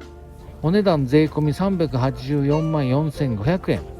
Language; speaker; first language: Japanese; native; Japanese